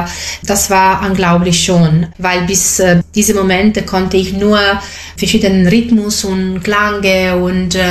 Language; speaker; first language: German; non-native, fluent; Italian